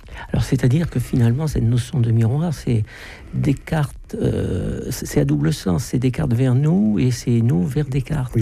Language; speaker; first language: French; native; French